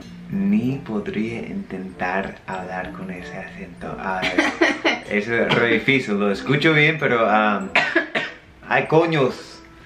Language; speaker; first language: Spanish; non-native, fluent; English